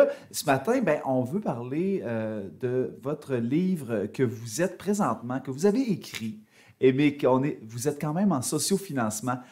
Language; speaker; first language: French; native; French